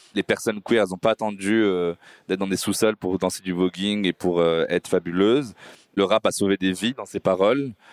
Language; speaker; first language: French; native; French